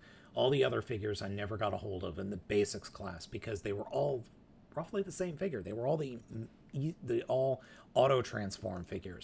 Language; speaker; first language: English; native; English